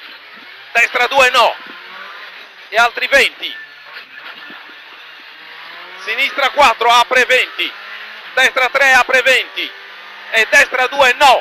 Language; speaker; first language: Italian; native; Italian